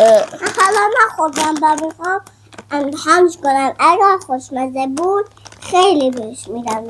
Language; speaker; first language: Persian; non-native, learner; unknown